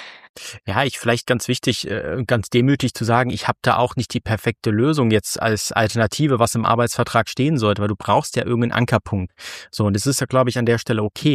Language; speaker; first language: German; native; German